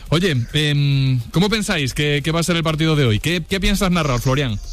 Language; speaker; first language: Spanish; native; Spanish